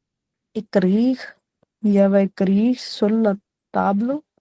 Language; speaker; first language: French; non-native, learner; Punjabi